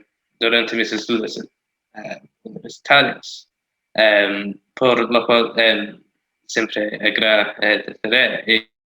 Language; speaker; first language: Spanish; non-native, fluent; English